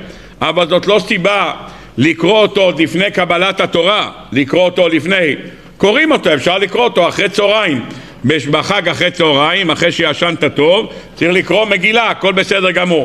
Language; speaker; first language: Hebrew; native; Hebrew